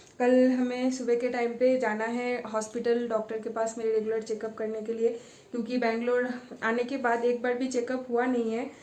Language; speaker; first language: Hindi; non-native, local second language; Bangla